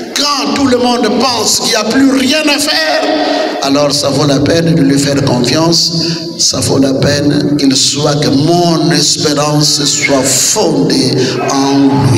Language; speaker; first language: French; non-native, local second language; Kituba (Democratic Republic of Congo)